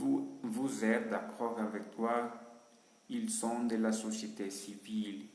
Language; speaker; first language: French; non-native, learner; Spanish